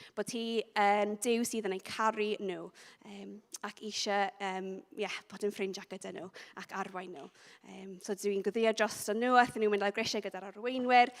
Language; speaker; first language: Welsh; non-native, local second language; English